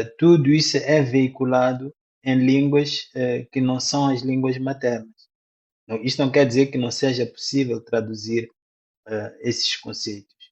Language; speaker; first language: Portuguese; non-native, local second language; Tsonga